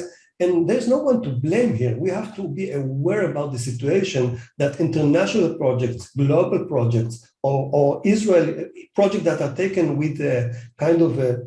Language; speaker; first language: English; non-native, fluent; Hebrew